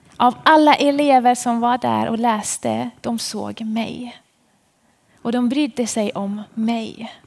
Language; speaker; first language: Swedish; non-native, fluent; Persian